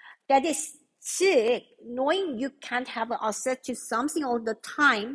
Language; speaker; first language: English; non-native, fluent; Korean